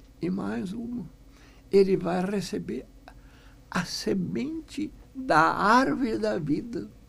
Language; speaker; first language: Portuguese; non-native, local second language; German